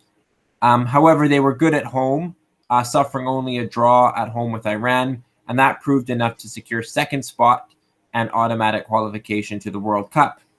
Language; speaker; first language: English; native; English